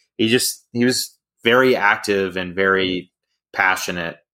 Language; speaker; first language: English; native; English